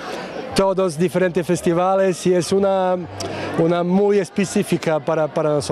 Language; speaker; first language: Spanish; non-native, learner; Serbian